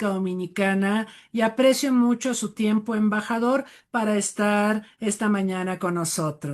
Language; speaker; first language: Spanish; native; Spanish